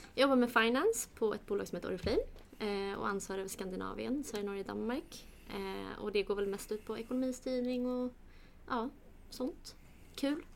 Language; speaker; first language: Swedish; early bilingual, other home language; Kurdish